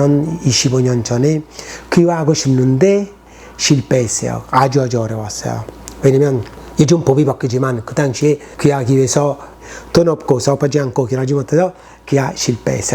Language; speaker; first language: Korean; non-native, fluent; Italian